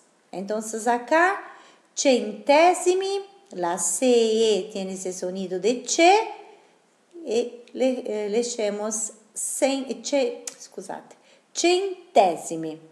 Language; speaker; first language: Spanish; non-native, fluent; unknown